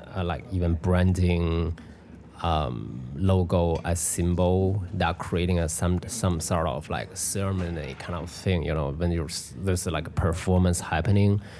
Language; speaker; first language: English; non-native, fluent; Chinese